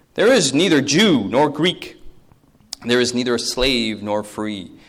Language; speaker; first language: English; early bilingual, other home language; Korean